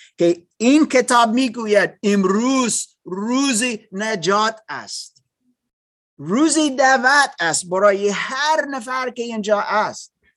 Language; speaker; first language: Persian; non-native, learner; German